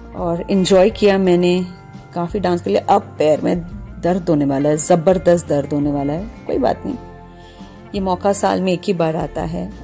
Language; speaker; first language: Hindi; non-native, local second language; Marathi